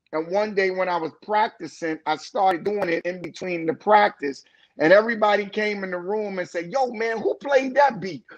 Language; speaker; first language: English; native; English